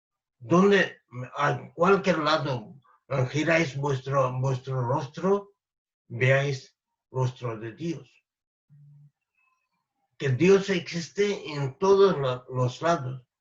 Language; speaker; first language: Spanish; non-native, fluent; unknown